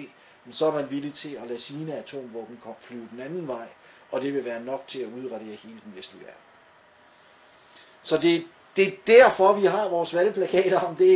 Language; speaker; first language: Danish; native; Danish